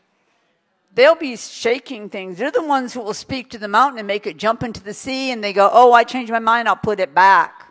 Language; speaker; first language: English; native; English